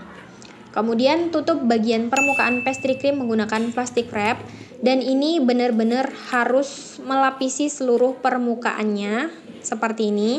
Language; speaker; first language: Indonesian; native; Indonesian